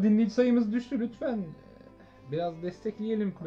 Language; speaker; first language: Turkish; native; Turkish